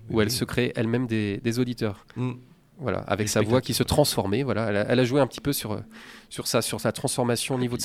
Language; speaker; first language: French; native; French